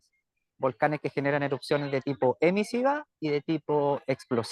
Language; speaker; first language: Spanish; native; Spanish